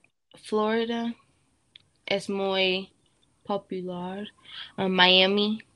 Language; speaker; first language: Spanish; non-native, learner; English